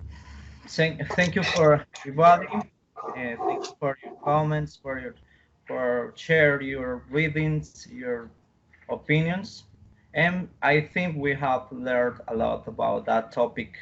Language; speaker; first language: English; non-native, learner; Spanish